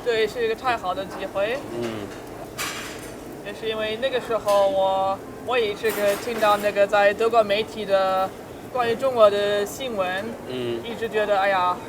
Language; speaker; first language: Chinese; non-native, fluent; German